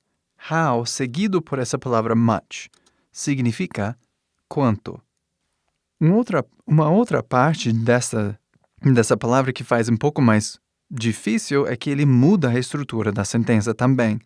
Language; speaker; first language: Portuguese; non-native, fluent; English